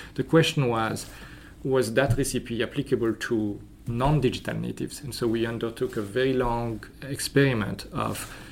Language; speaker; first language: English; non-native, fluent; French